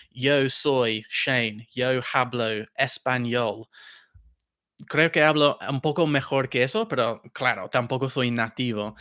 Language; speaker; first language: Spanish; non-native, fluent; English